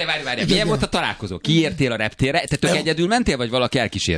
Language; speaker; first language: Hungarian; native; Hungarian